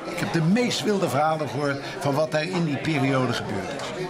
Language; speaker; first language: Dutch; native; Dutch